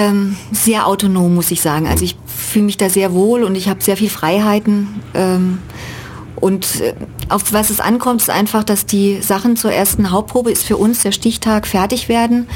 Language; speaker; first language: German; native; German